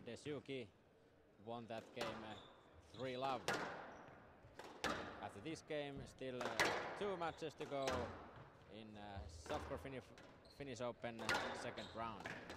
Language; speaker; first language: English; non-native, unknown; Finnish